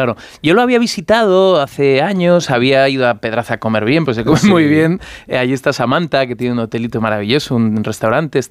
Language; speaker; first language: Spanish; native; Spanish